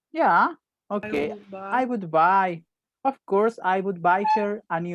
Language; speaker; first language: English; non-native, fluent; Spanish